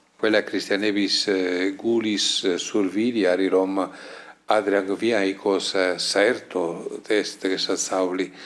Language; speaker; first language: Georgian; non-native, fluent; Italian